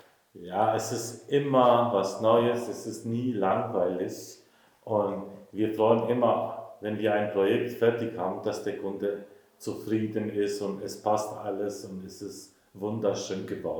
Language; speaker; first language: German; non-native, fluent; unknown